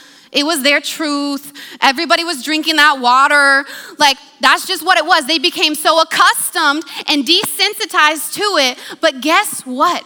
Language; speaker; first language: English; native; English